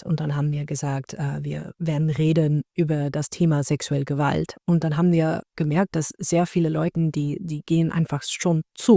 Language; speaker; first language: German; non-native, learner; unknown